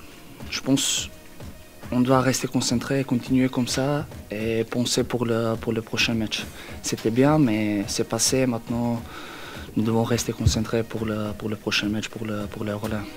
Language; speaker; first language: French; non-native, learner; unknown